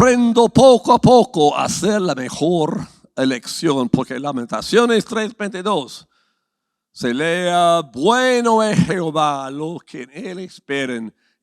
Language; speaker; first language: Spanish; non-native, fluent; English